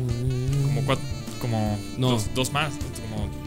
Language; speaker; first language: Spanish; native; Spanish